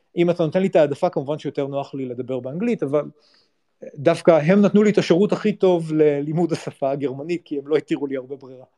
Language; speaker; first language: Hebrew; native; Hebrew